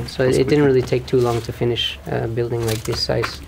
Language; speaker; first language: English; native; English